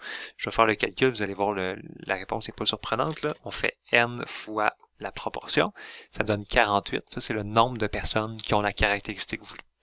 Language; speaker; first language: French; native; French